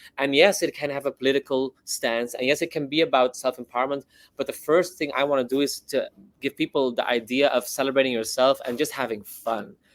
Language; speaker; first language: English; non-native, fluent; Dutch